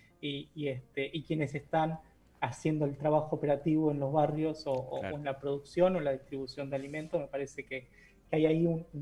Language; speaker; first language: Spanish; native; Spanish